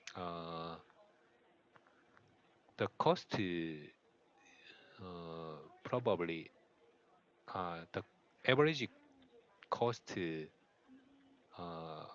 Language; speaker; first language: English; non-native, learner; Korean